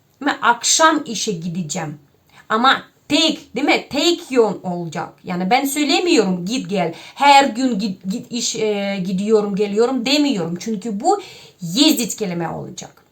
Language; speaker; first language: Turkish; non-native, fluent; Russian